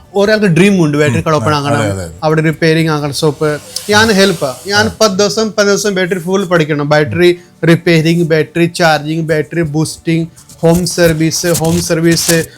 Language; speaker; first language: Malayalam; non-native, learner; Kannada